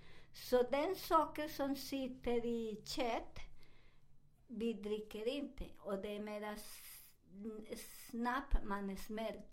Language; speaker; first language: Swedish; non-native, fluent; Spanish